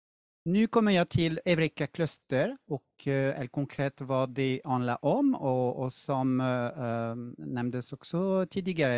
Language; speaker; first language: Swedish; non-native, fluent; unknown